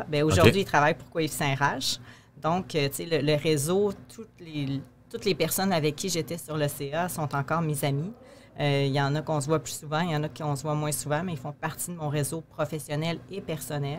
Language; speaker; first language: French; native; French